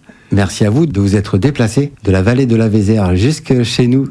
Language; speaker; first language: French; native; French